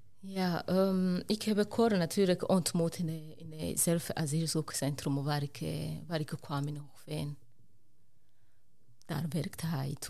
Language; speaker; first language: Dutch; non-native, fluent; Rundi